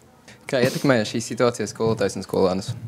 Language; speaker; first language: Latvian; native; Latvian